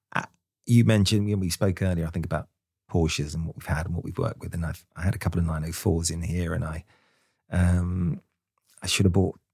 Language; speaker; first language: English; native; English